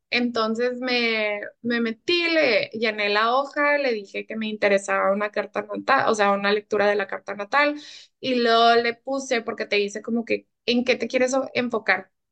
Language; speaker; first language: Spanish; early bilingual, heritage; Spanish